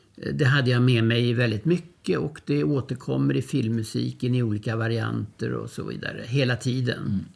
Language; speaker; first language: Swedish; early bilingual, other home language; German